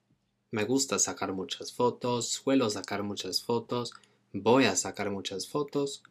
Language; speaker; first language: Spanish; non-native, fluent; English